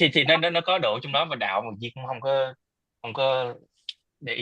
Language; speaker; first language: Vietnamese; early bilingual, heritage; Vietnamese